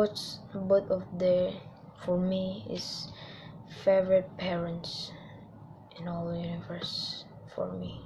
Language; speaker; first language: English; non-native, learner; Indonesian